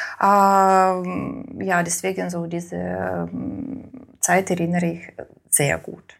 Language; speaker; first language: German; non-native, learner; Ukrainian